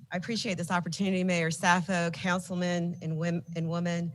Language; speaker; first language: English; native; English